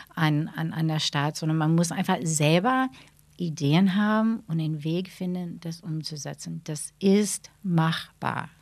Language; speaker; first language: German; non-native, fluent; English